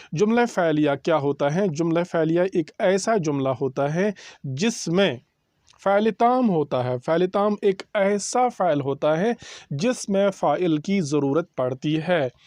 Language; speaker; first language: Urdu; non-native, local second language; Kashmiri